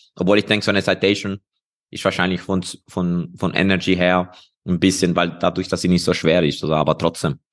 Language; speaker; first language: German; non-native, fluent; Spanish